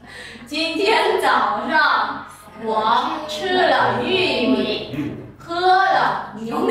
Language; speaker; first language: Chinese; non-native, fluent; Vietnamese